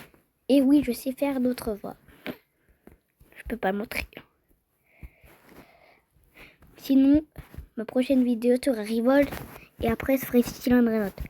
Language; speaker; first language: French; native; French